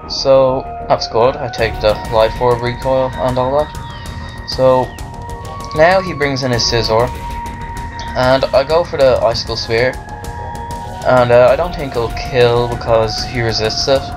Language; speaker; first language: English; native; English